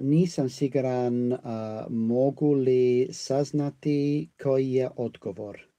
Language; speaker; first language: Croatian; non-native, learner; English